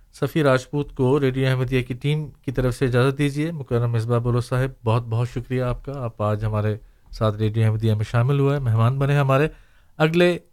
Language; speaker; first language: Urdu; native; Urdu